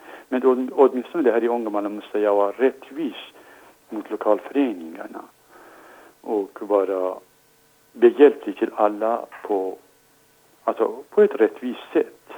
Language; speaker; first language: Swedish; non-native, fluent; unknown